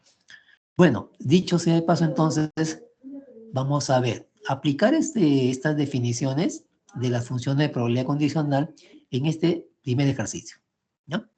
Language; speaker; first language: Spanish; native; Spanish